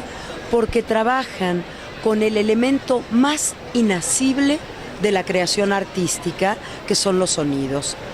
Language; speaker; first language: Spanish; native; Spanish